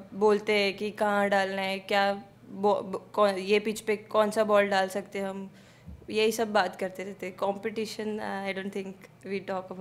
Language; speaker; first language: Hindi; native; Hindi